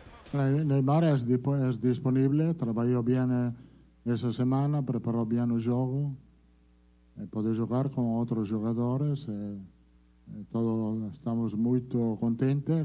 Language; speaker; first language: Portuguese; non-native, learner; Italian